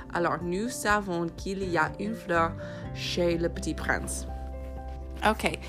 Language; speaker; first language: French; non-native, fluent; English